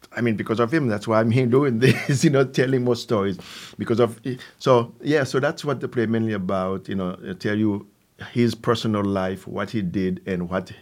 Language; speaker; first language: English; non-native, fluent; Haitian Creole